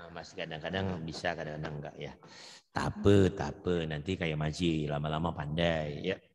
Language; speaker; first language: Indonesian; non-native, local second language; Sundanese